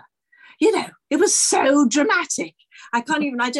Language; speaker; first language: English; native; English